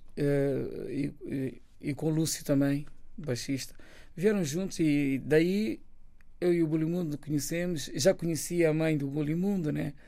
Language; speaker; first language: Portuguese; non-native, local second language; Kabuverdianu